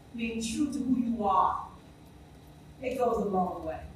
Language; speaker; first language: English; native; English